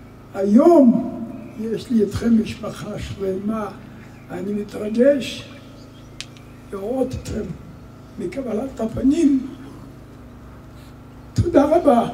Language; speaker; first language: Hebrew; non-native, fluent; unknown